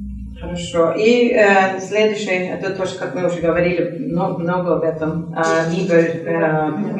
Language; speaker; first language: Russian; non-native, learner; Norwegian